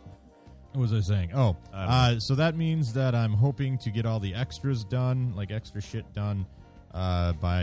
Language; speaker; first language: English; native; English